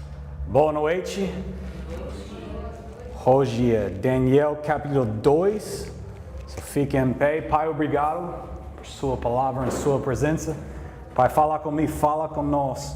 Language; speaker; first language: Portuguese; non-native, learner; English